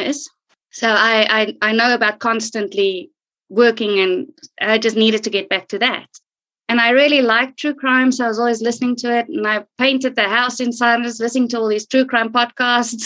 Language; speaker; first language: English; non-native, local second language; Afrikaans